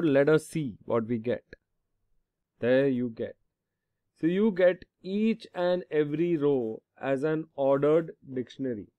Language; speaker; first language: English; non-native, local second language; Hindi